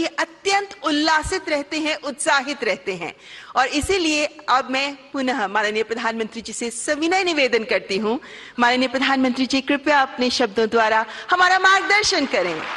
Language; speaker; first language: Hindi; native; Hindi